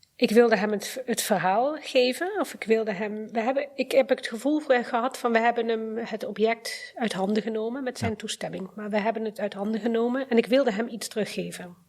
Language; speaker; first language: Dutch; early bilingual, other home language; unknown